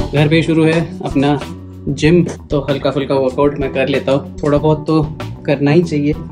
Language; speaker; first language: Hindi; native; Hindi